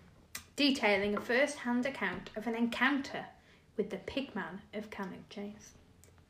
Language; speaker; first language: English; native; English